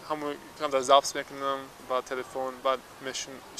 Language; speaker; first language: Persian; non-native, learner; English